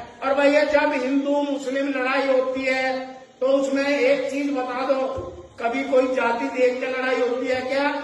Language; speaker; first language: Hindi; native; Hindi